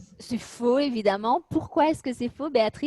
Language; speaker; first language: French; native; French